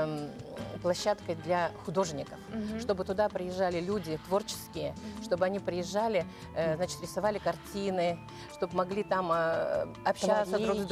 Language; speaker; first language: Russian; native; Russian